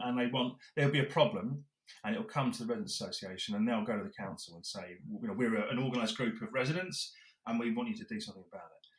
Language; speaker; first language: English; native; English